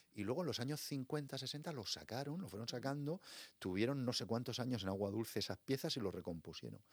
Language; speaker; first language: Spanish; native; Spanish